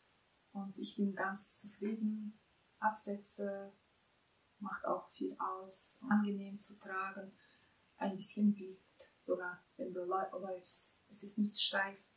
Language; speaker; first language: German; non-native, fluent; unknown